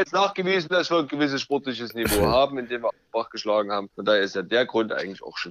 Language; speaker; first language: German; native; German